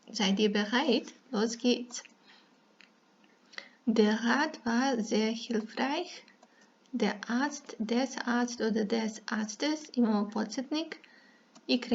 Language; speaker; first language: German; non-native, fluent; Serbian